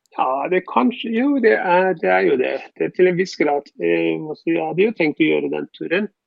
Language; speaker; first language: Norwegian; non-native, fluent; Persian